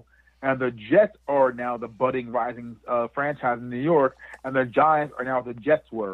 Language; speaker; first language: English; native; English